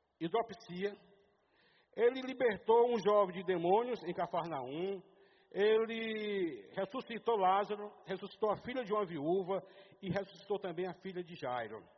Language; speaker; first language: Portuguese; native; Portuguese